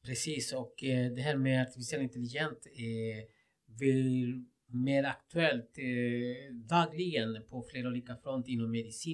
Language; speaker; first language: Swedish; non-native, fluent; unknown